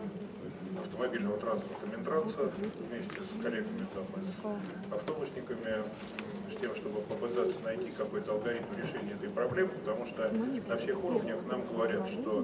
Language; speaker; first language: Russian; native; Russian